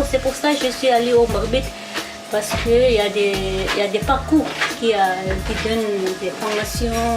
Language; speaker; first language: French; non-native, learner; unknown